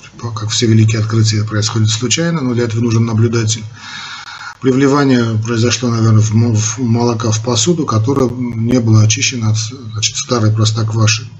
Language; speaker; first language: Russian; non-native, local second language; Armenian